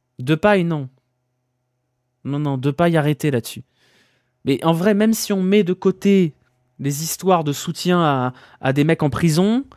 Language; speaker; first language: French; native; French